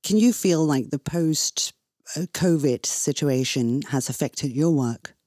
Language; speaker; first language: English; non-native, fluent; Danish